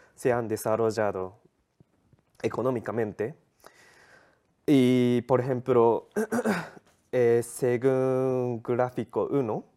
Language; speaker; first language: Spanish; non-native, learner; Japanese